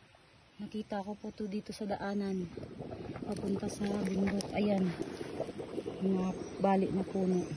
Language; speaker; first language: Filipino; non-native, local second language; Cebuano